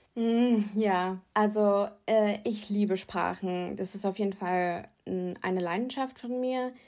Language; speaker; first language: German; native; German